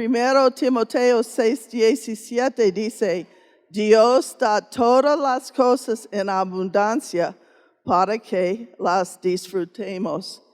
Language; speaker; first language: Spanish; non-native, fluent; English